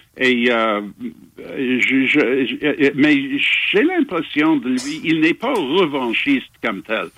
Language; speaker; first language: French; non-native, fluent; English